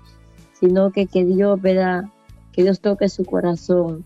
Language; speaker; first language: Spanish; native; Spanish